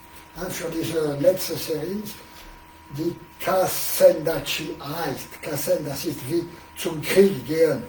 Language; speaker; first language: German; non-native, learner; French